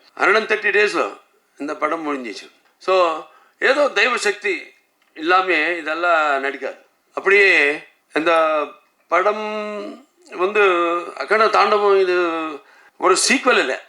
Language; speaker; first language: Tamil; non-native, local second language; Telugu